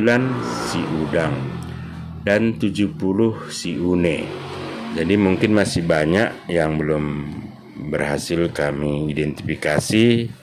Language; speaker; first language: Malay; non-native, local second language; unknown